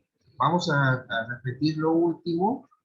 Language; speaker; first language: Spanish; native; Spanish